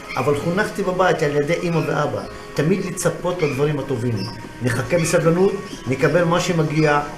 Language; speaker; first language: Hebrew; non-native, local second language; Arabic